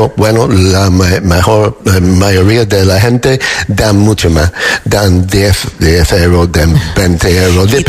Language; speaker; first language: Spanish; non-native, learner; English